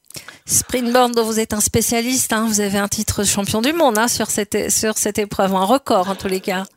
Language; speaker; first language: French; native; French